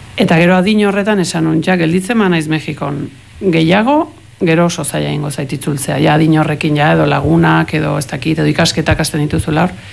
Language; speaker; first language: Basque; early bilingual, heritage; Spanish